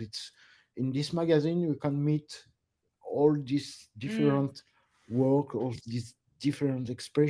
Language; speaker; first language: English; non-native, learner; French